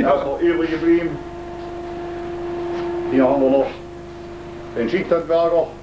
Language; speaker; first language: German; native; German